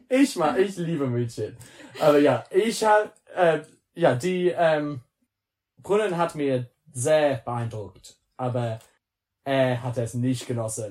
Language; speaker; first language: German; non-native, learner; English